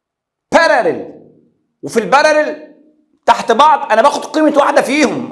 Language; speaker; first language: Arabic; native; Arabic